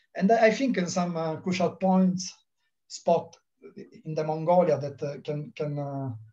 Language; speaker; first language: English; non-native, learner; Italian